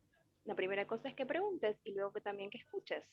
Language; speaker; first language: Spanish; native; Spanish